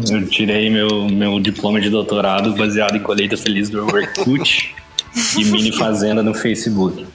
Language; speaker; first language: Portuguese; native; Portuguese